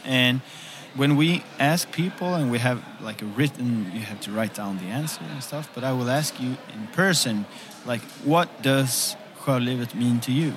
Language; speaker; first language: English; non-native, fluent; Swedish